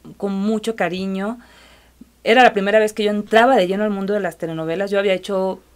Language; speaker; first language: Spanish; native; Spanish